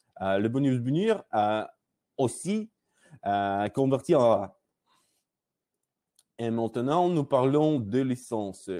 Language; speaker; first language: French; non-native, learner; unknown